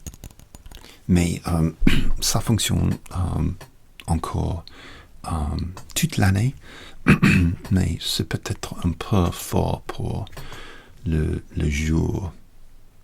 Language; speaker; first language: French; non-native, learner; English